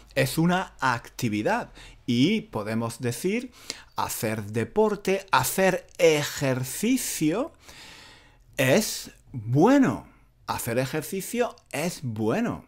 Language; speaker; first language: Spanish; native; Spanish